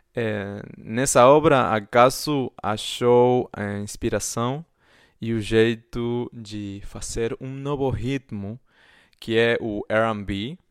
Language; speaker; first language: Portuguese; non-native, fluent; Spanish